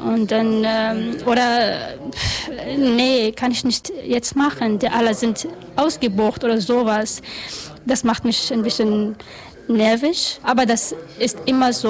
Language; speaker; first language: German; non-native, learner; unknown